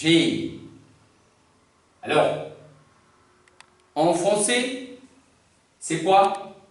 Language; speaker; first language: French; non-native, learner; Hindi